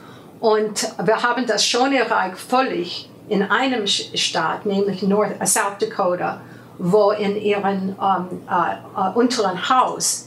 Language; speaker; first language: German; non-native, fluent; English